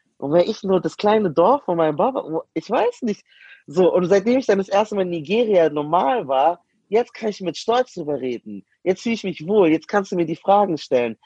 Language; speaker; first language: German; native; German